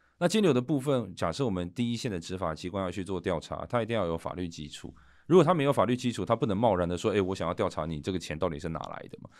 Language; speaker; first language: Chinese; native; Chinese